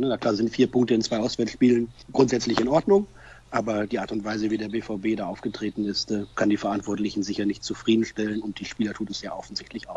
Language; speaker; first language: German; native; German